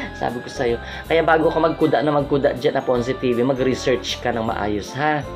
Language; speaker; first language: Filipino; non-native, local second language; Hiligaynon